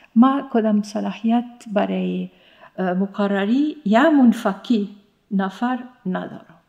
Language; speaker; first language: Persian; non-native, fluent; Arabic